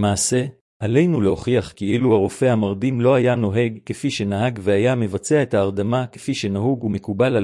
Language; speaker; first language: Hebrew; native; Hebrew